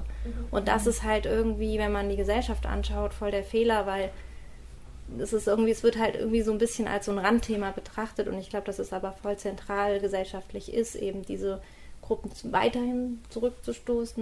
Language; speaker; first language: German; native; German